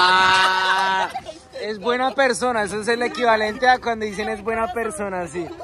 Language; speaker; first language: Spanish; native; Spanish